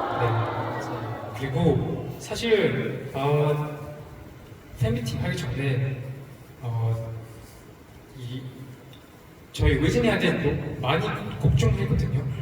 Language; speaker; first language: Korean; non-native, learner; Chinese